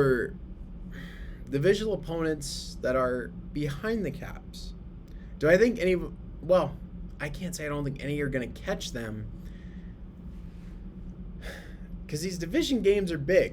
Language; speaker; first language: English; native; English